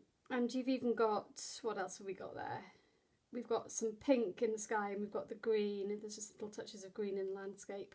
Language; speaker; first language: English; native; English